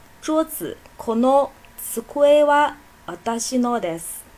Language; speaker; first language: Japanese; non-native, fluent; Chinese